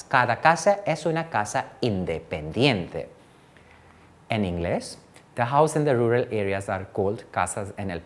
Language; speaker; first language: Spanish; non-native, fluent; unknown